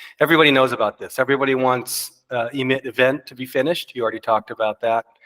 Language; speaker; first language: English; native; English